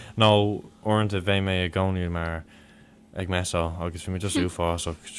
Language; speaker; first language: Irish; non-native, local second language; English